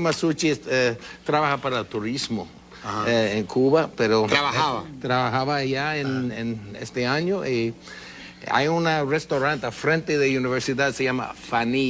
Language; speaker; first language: Spanish; non-native, learner; English